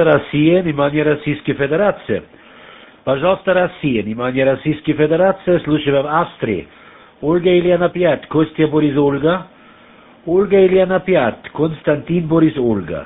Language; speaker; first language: Russian; non-native, learner; German